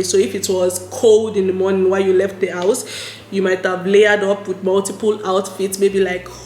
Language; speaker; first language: English; non-native, local second language; Yoruba